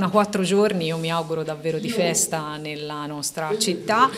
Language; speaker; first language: Italian; native; Italian